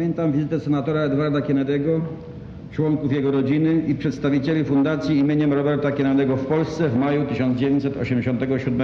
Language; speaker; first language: Polish; native; Polish